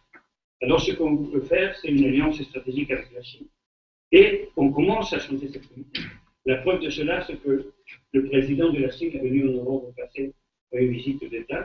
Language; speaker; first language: French; non-native, fluent; Spanish